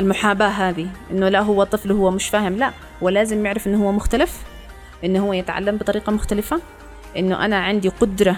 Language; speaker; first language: Arabic; native; Arabic